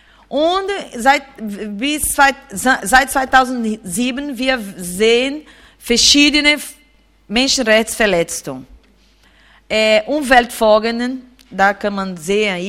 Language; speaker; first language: German; non-native, fluent; Portuguese